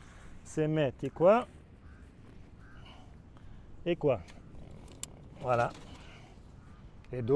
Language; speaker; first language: Italian; non-native, local second language; Spanish